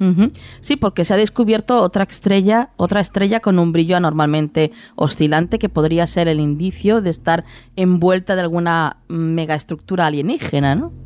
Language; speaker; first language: Spanish; native; Spanish